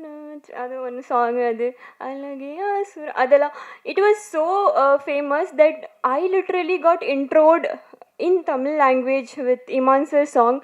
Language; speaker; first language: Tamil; non-native, learner; Bangla